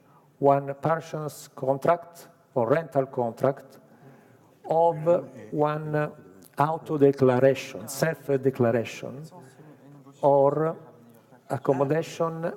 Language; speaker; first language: English; non-native, learner; Italian